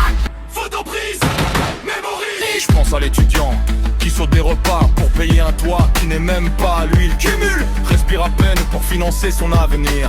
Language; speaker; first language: French; native; French